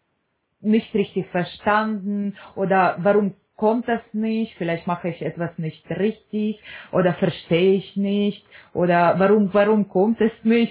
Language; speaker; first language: German; non-native, fluent; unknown